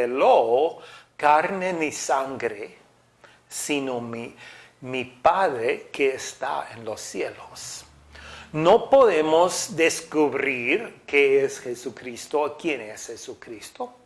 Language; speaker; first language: Spanish; non-native, fluent; English